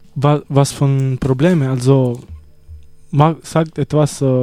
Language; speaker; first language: German; non-native, learner; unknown